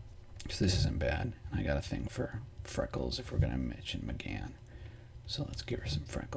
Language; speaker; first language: English; native; English